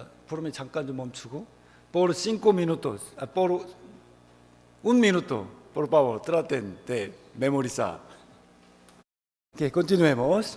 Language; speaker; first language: Spanish; non-native, fluent; Korean